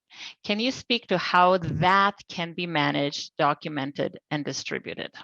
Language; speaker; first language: English; non-native, fluent; Polish